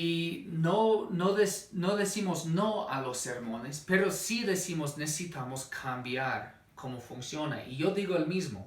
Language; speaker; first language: Spanish; non-native, fluent; English